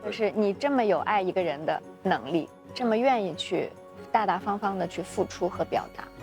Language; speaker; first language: Chinese; native; Chinese